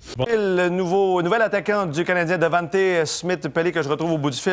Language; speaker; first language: French; native; French